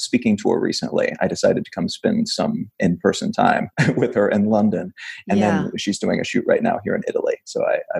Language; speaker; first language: English; native; English